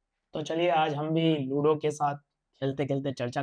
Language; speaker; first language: Hindi; native; Hindi